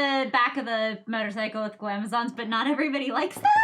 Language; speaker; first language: English; native; English